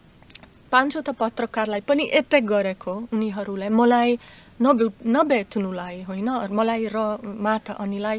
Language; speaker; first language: Nepali; non-native, fluent; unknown